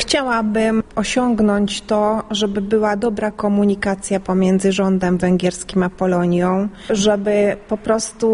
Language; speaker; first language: Polish; early bilingual, heritage; Polish